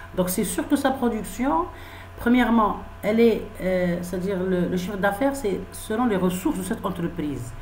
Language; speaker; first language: French; non-native, local second language; Arabic